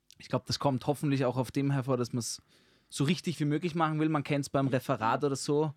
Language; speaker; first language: German; native; German